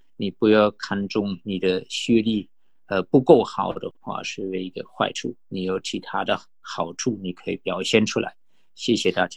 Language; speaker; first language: Chinese; non-native, fluent; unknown